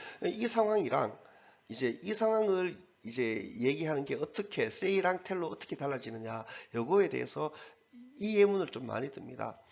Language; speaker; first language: Korean; native; Korean